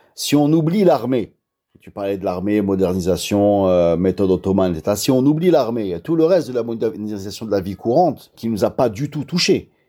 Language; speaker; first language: French; non-native, local second language; Arabic